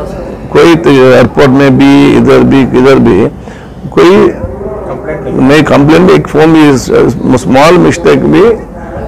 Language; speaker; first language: Hindi; non-native, local second language; Kannada